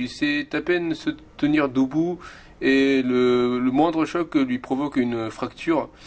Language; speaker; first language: French; non-native, fluent; Japanese